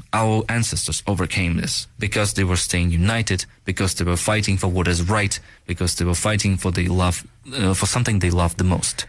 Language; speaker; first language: English; non-native, fluent; Russian